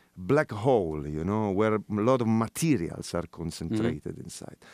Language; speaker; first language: English; non-native, fluent; Italian